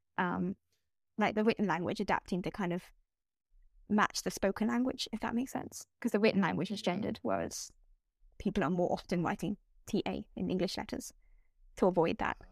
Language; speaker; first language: English; native; English